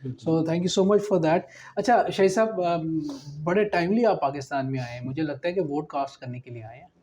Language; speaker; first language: Urdu; native; Urdu